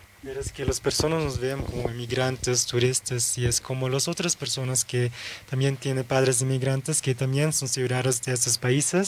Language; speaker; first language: Spanish; early bilingual, heritage; Dutch